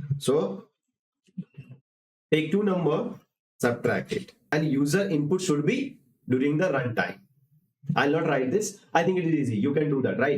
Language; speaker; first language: English; non-native, local second language; Hindi